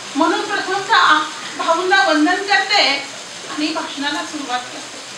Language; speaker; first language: Marathi; native; Marathi